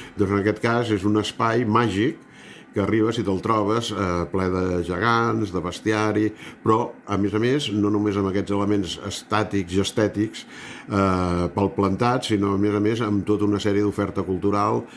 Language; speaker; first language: Catalan; native; Catalan